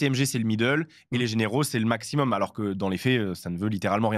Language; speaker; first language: French; native; French